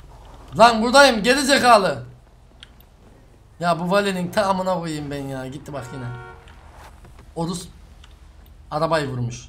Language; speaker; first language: Turkish; native; Turkish